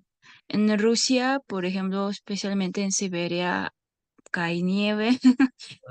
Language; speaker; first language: Spanish; non-native, fluent; Russian